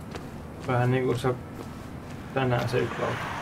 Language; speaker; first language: Finnish; native; Finnish